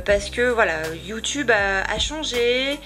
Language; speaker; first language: French; native; French